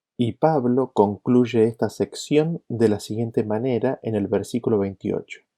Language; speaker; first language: Spanish; native; Spanish